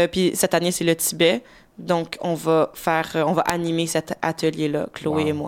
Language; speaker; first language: French; native; French